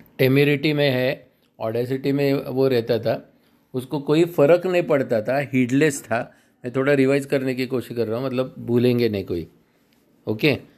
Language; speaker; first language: Hindi; non-native, local second language; Marathi